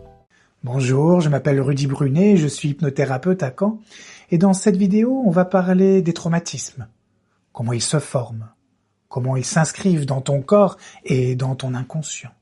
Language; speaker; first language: French; native; French